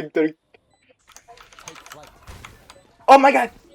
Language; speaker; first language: English; non-native, local second language; Filipino